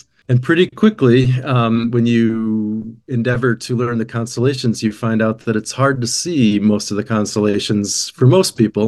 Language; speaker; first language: English; native; English